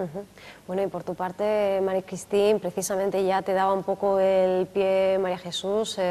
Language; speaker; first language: Spanish; native; Spanish